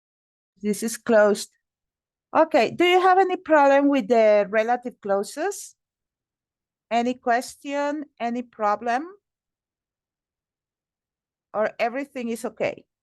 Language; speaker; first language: English; non-native, fluent; Spanish